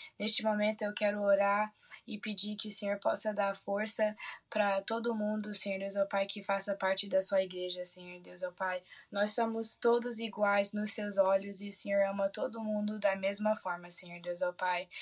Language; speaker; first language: Portuguese; early bilingual, heritage; Portuguese